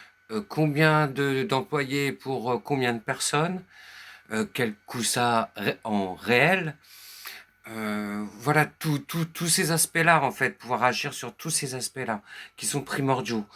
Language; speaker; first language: French; native; French